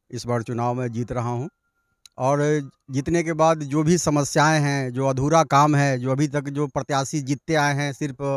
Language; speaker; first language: Hindi; native; Hindi